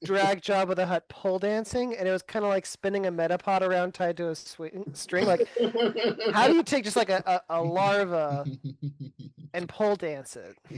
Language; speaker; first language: English; native; English